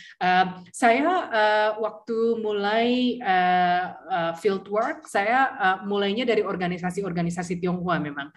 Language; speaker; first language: Indonesian; early bilingual, heritage; Indonesian